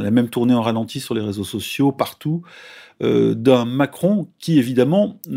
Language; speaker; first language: French; native; French